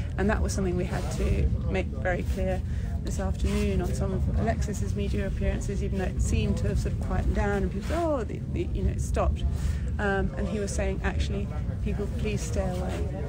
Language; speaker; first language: English; native; English